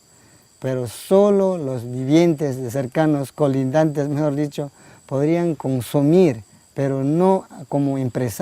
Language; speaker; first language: Spanish; non-native, local second language; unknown